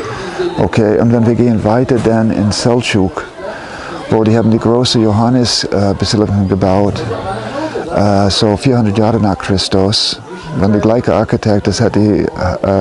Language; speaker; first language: German; non-native, fluent; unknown